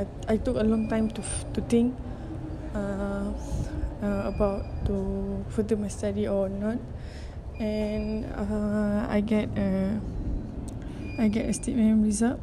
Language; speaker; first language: English; non-native, local second language; Malay